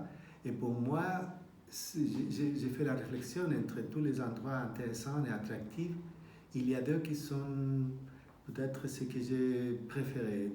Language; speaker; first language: French; non-native, fluent; Spanish